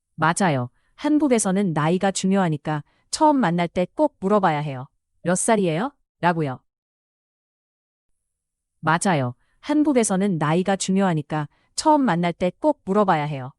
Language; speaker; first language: Korean; non-native, fluent; Chinese